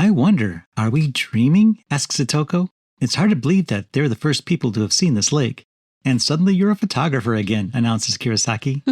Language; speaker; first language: English; native; English